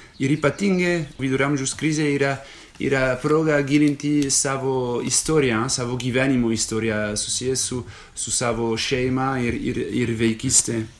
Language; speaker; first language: Lithuanian; non-native, fluent; French